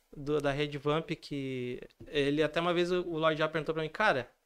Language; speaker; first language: Portuguese; native; Portuguese